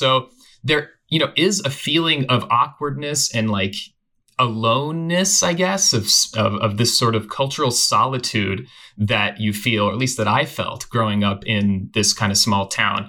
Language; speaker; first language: English; native; English